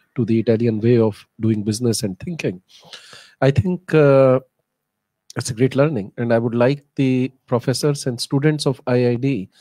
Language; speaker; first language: English; non-native, local second language; Hindi